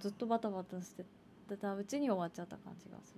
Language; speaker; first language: Japanese; native; Japanese